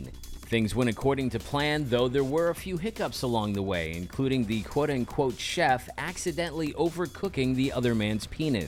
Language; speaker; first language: English; native; English